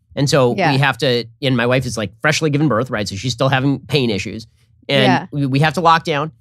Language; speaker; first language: English; native; English